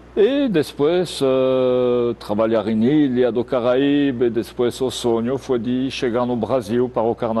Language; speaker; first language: Portuguese; non-native, fluent; French